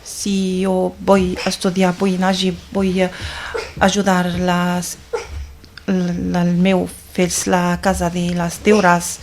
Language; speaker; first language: Catalan; non-native, learner; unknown